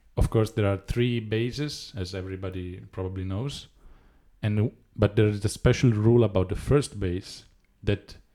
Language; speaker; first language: English; non-native, fluent; Italian